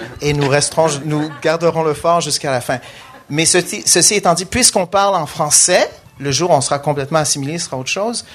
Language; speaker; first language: French; native; French